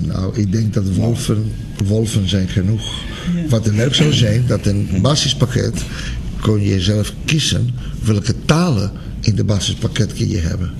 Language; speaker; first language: Dutch; non-native, fluent; Spanish